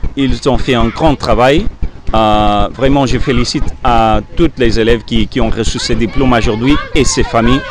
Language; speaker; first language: French; non-native, fluent; English